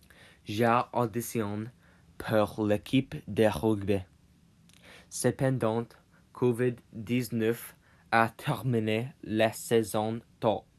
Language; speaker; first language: French; non-native, learner; English